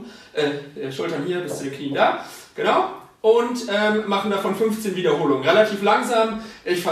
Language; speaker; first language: German; native; German